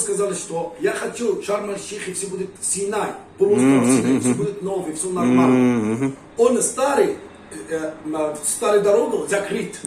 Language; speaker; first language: Russian; non-native, learner; Arabic